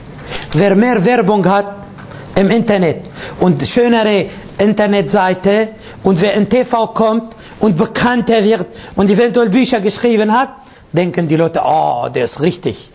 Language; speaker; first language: German; non-native, fluent; Arabic